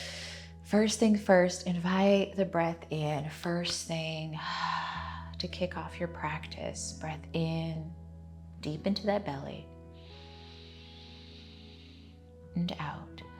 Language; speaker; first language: English; native; English